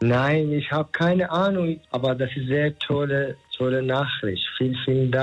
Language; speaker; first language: German; non-native, learner; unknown